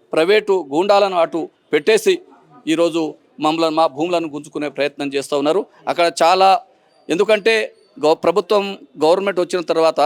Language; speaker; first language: Telugu; non-native, local second language; Lambadi